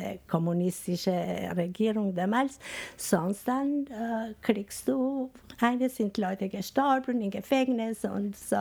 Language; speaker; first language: German; non-native, fluent; Albanian